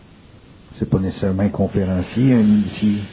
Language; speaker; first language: French; native; French